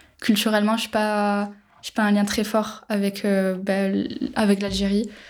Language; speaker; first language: French; native; French